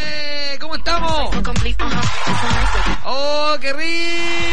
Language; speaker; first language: Spanish; native; Spanish